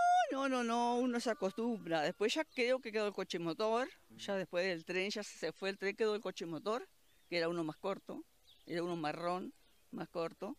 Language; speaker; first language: Spanish; native; Spanish